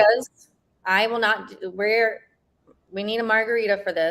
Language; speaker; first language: English; native; English